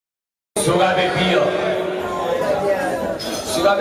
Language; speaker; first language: German; non-native, learner; Spanish